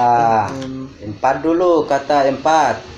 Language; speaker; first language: Indonesian; native; Indonesian